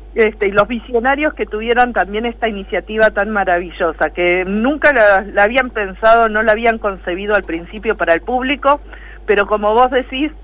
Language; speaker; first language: Spanish; native; Spanish